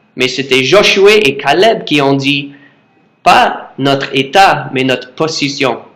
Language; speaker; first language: French; non-native, learner; English